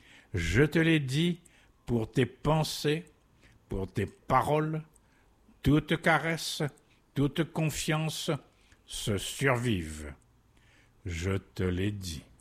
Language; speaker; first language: French; native; French